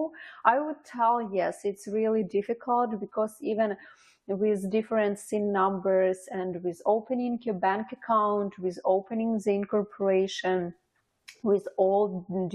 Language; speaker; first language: English; non-native, fluent; Ukrainian